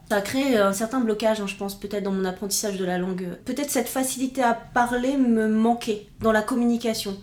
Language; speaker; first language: French; native; French